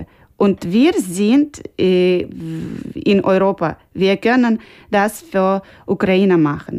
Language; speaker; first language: German; non-native, learner; Ukrainian